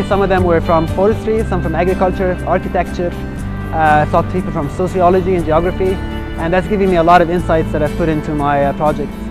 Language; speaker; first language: English; non-native, fluent; Arabic